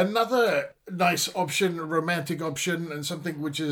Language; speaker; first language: English; native; English